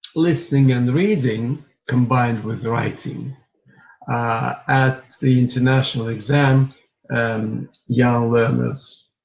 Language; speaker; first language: English; non-native, fluent; Russian